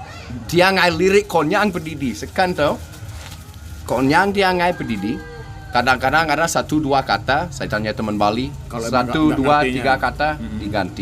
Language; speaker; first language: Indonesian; non-native, fluent; English